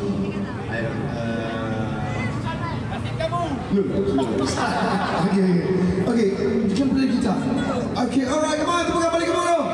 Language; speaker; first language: English; non-native, local second language; Malay